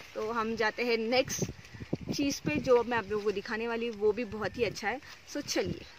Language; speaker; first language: Hindi; non-native, local second language; Marathi